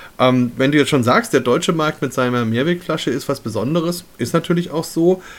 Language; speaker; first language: German; native; German